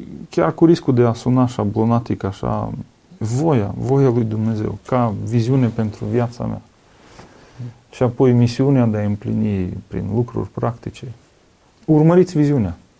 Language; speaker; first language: Romanian; non-native, fluent; Russian